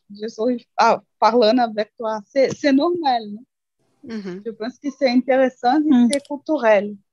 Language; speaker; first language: French; non-native, learner; Portuguese